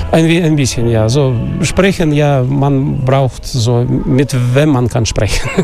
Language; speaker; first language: German; non-native, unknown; Russian